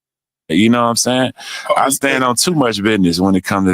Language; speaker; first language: English; native; English